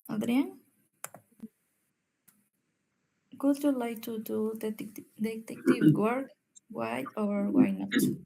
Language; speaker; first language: English; non-native, learner; Spanish